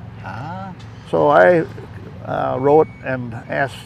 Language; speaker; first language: English; native; English